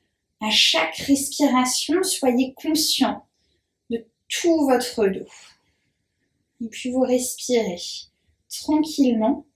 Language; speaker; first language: French; native; French